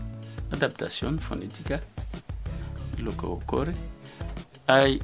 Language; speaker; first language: Spanish; non-native, fluent; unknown